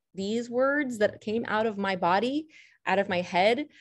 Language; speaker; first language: English; native; English